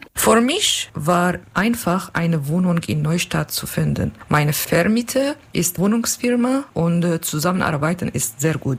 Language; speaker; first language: German; non-native, learner; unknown